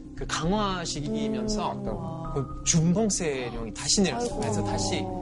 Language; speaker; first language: Korean; non-native, fluent; French